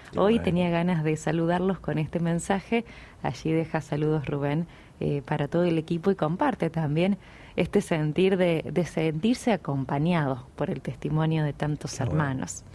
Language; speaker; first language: Spanish; native; Spanish